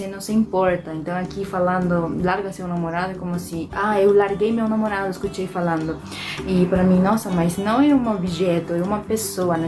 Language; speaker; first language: Portuguese; non-native, fluent; Spanish